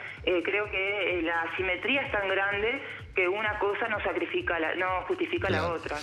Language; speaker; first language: Spanish; native; Spanish